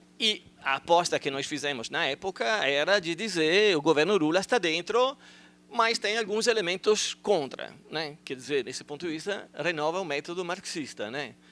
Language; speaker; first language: Portuguese; non-native, fluent; Italian